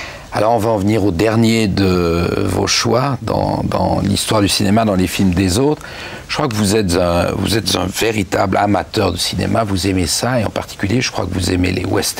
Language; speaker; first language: French; native; French